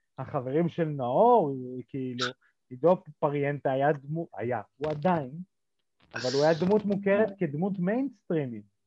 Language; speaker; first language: Hebrew; early bilingual, other home language; Russian